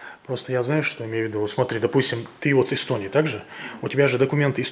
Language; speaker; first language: Russian; native; Russian